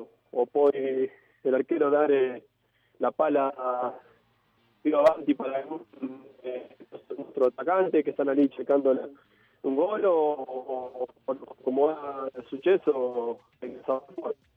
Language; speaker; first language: Italian; non-native, fluent; Spanish